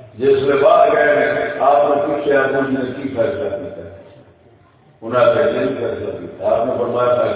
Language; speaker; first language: Urdu; non-native, local second language; Punjabi